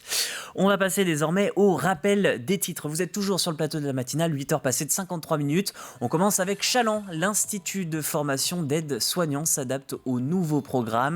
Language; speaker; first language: French; native; French